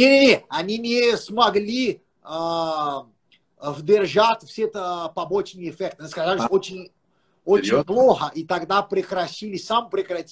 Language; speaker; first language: Russian; non-native, fluent; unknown